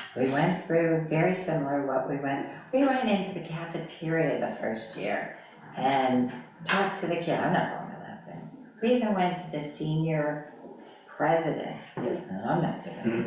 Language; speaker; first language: English; native; English